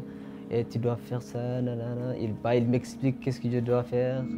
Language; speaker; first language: French; non-native, fluent; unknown